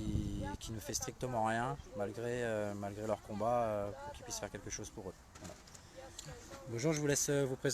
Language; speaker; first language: French; native; French